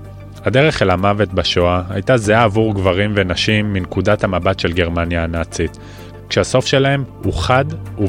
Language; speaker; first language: Hebrew; native; Hebrew